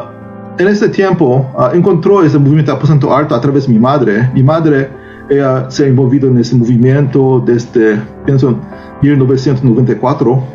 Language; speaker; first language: Spanish; non-native, learner; Korean